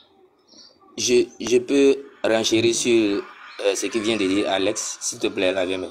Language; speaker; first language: French; non-native, local second language; Dyula